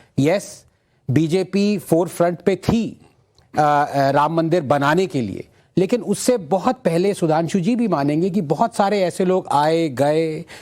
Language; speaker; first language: Hindi; non-native, local second language; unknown